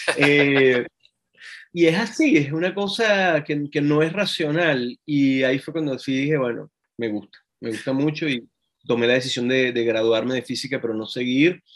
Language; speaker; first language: Spanish; native; Spanish